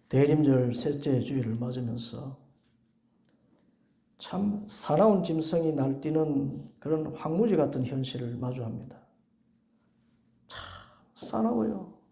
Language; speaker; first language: Korean; native; Korean